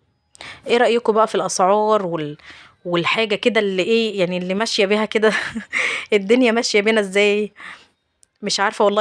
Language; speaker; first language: Arabic; native; Arabic